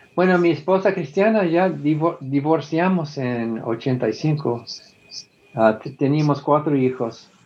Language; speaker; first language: Spanish; non-native, fluent; English